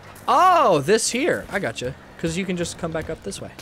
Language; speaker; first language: English; native; English